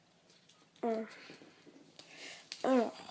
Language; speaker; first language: French; native; French